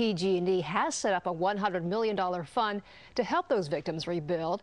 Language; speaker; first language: English; native; English